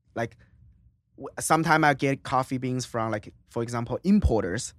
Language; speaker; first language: English; non-native, fluent; Chinese